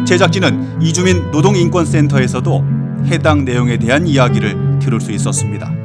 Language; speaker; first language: Korean; native; Korean